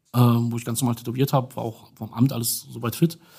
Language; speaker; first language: German; native; German